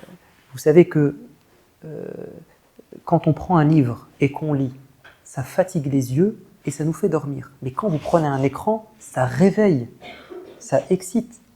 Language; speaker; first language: French; native; French